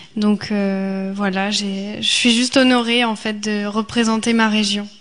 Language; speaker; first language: French; native; French